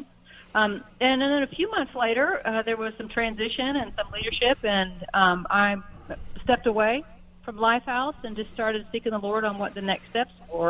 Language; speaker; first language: English; native; English